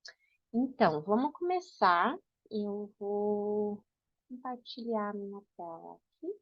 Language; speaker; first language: Portuguese; non-native, fluent; English